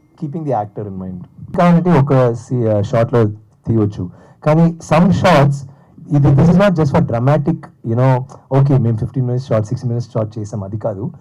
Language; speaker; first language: Telugu; non-native, fluent; Tamil